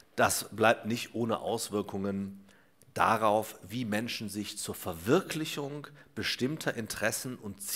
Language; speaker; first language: German; native; German